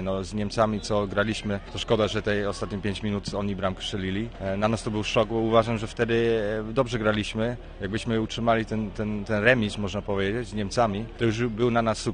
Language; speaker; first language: Polish; early bilingual, heritage; Polish